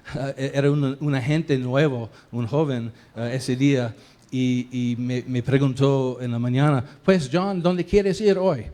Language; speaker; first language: Spanish; non-native, fluent; English